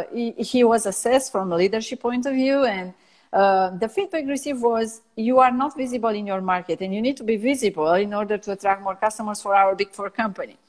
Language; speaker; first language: English; non-native, fluent; Romanian